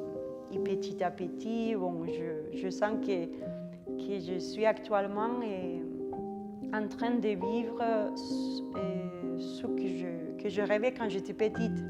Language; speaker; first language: French; non-native, fluent; Spanish